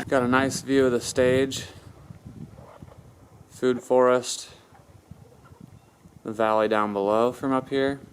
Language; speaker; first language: English; native; English